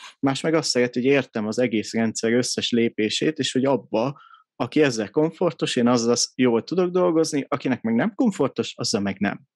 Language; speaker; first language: Hungarian; native; Hungarian